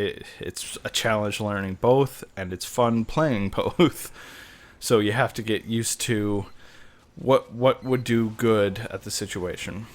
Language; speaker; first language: English; native; English